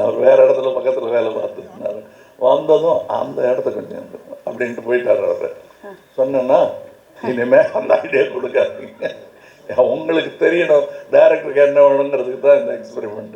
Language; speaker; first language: Tamil; native; Tamil